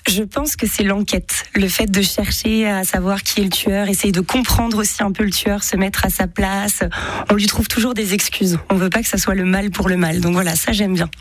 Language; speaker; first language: French; native; French